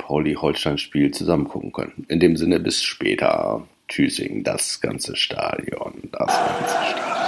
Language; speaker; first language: German; native; German